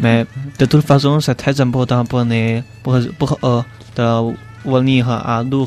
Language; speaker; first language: French; non-native, learner; Chinese